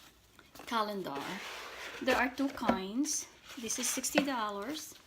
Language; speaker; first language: English; non-native, fluent; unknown